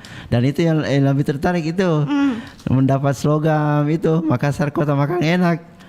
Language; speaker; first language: Indonesian; native; Indonesian